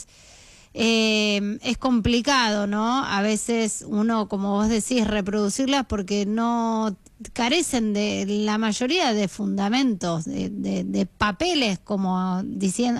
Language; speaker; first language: Spanish; native; Spanish